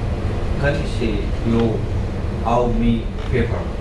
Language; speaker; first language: English; non-native, learner; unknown